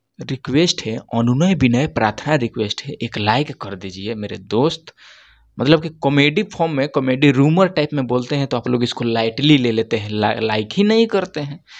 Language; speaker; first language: Hindi; native; Hindi